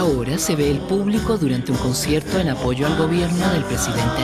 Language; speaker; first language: Spanish; native; Spanish